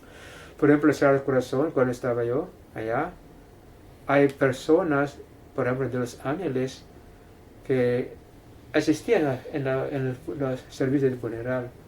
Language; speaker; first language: Spanish; non-native, fluent; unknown